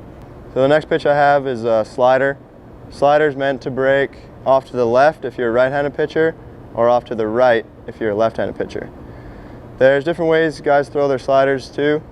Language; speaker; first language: English; native; English